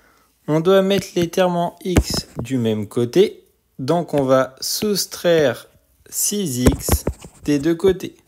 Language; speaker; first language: French; native; French